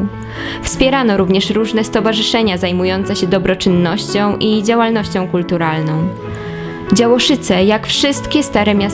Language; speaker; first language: Polish; native; Polish